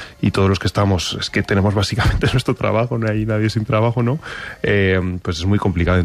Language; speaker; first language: Spanish; native; Spanish